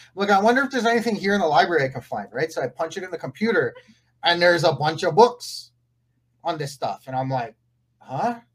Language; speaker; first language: English; native; English